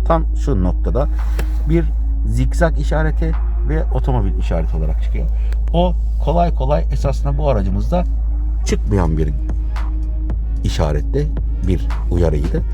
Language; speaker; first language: Turkish; native; Turkish